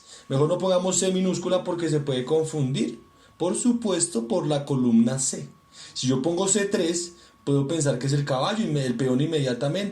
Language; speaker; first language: Spanish; native; Spanish